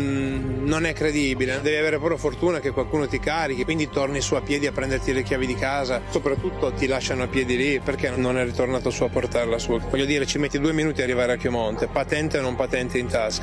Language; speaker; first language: Italian; native; Italian